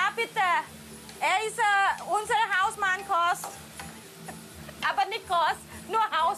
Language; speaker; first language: German; non-native, learner; Thai